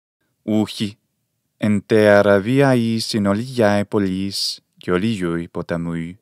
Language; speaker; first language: Greek; non-native, fluent; English